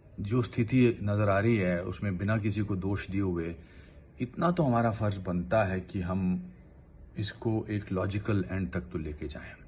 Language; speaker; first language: Hindi; native; Hindi